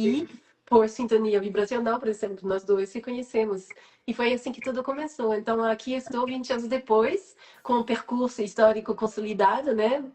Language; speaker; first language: Portuguese; non-native, fluent; French